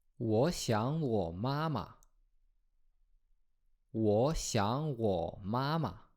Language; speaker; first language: Chinese; non-native, fluent; Polish